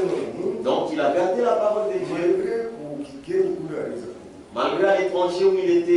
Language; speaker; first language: French; non-native, local second language; Swahili